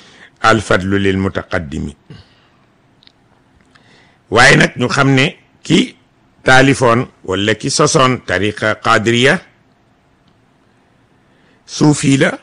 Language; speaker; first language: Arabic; non-native, fluent; Wolof